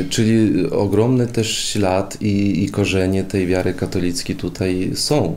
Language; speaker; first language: Polish; non-native, fluent; Russian